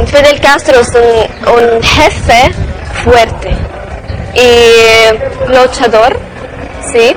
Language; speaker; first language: Spanish; non-native, learner; Arabic